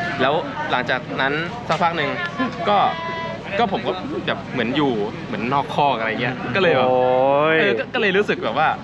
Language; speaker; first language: Thai; native; Thai